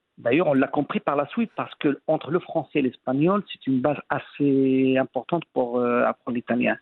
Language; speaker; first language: French; non-native, local second language; Arabic